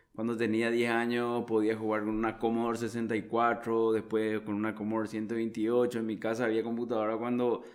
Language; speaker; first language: Spanish; native; Spanish